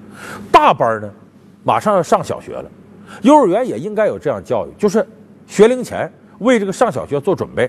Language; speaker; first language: Chinese; native; Chinese